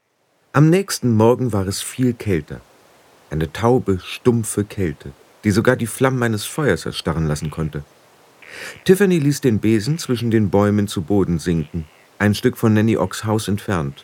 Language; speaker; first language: German; native; German